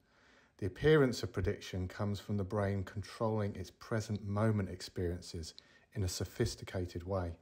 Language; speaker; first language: English; native; English